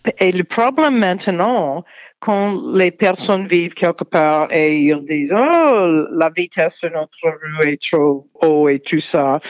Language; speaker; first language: French; non-native, fluent; English